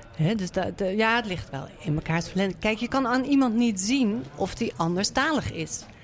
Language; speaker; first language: Dutch; native; Dutch